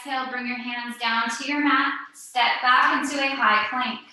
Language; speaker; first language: English; native; English